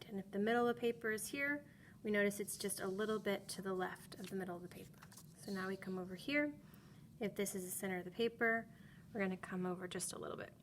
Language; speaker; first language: English; native; English